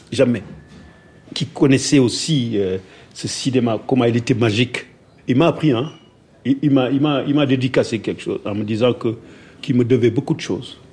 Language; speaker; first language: French; non-native, local second language; Wolof